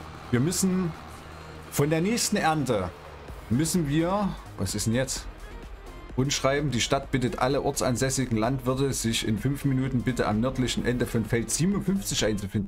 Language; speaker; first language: German; native; German